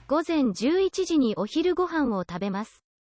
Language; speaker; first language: Japanese; non-native, learner; English